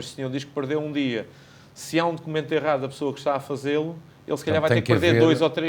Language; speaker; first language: Portuguese; native; Portuguese